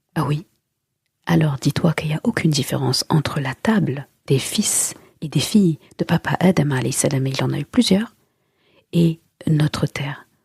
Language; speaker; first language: French; early bilingual, other home language; Wolof